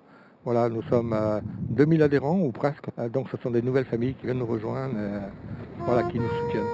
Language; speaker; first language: French; native; French